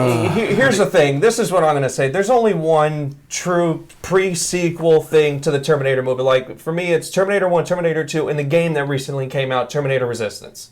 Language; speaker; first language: English; native; English